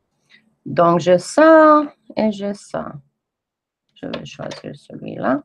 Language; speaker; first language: French; non-native, fluent; English